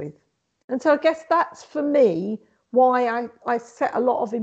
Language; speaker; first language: English; native; English